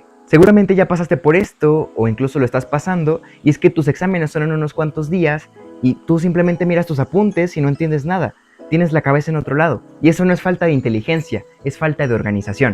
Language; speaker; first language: Spanish; native; Spanish